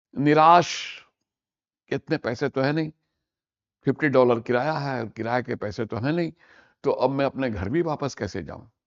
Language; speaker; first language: Hindi; native; Hindi